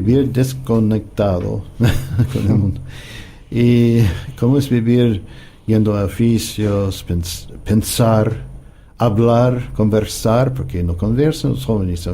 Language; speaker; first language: Spanish; non-native, fluent; English